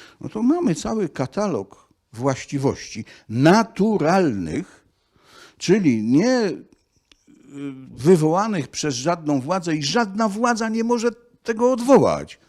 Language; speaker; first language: Polish; native; Polish